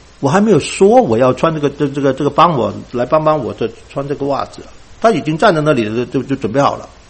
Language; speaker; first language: Chinese; non-native, local second language; Cantonese